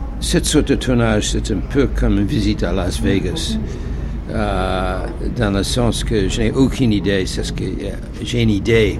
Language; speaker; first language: French; non-native, fluent; English